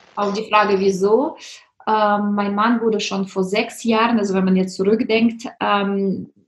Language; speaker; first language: German; non-native, fluent; Russian